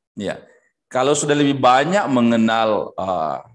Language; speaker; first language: Indonesian; native; Indonesian